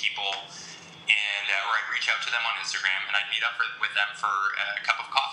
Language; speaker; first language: English; native; English